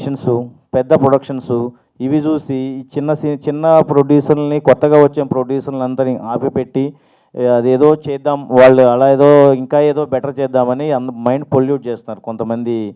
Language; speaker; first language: Telugu; native; Telugu